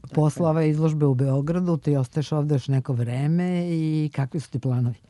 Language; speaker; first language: Serbian; native; Serbian